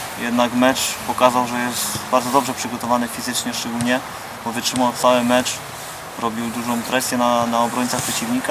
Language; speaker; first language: Polish; native; Polish